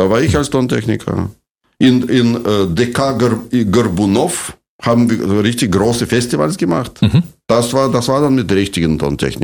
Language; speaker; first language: German; non-native, fluent; Russian